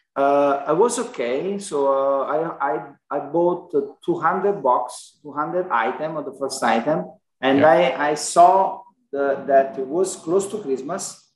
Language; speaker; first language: English; non-native, learner; Italian